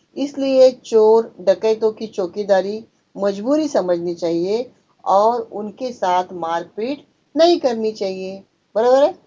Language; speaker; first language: Hindi; non-native, local second language; Marathi